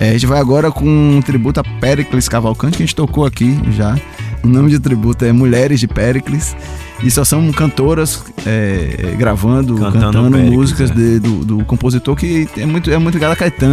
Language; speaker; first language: Portuguese; native; Portuguese